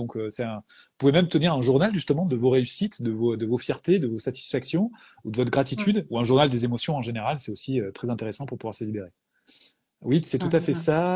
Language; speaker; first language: French; native; French